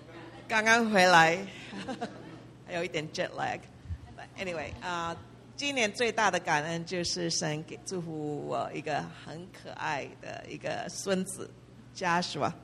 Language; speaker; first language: Chinese; early bilingual, heritage; English